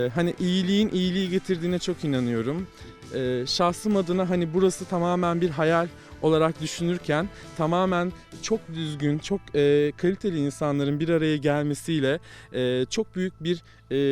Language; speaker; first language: Turkish; native; Turkish